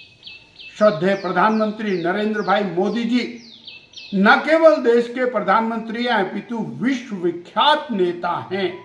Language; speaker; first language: Hindi; native; Hindi